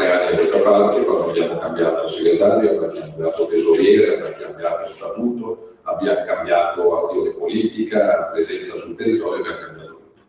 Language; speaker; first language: Italian; native; Italian